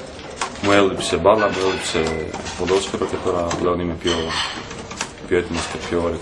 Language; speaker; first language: Greek; non-native, fluent; Croatian